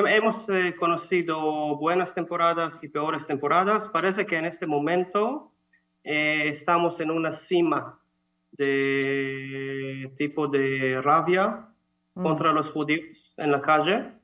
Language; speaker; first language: Spanish; non-native, fluent; Hebrew